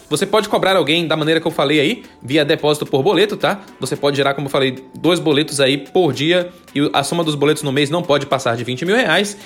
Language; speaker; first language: Portuguese; native; Portuguese